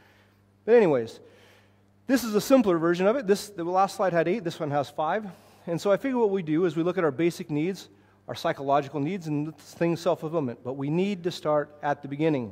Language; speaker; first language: English; native; English